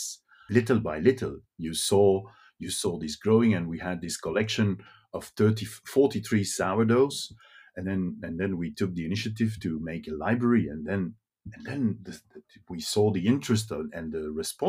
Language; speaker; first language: English; non-native, fluent; Dutch